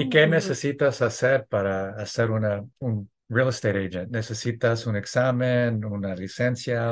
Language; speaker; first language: Spanish; early bilingual, heritage; English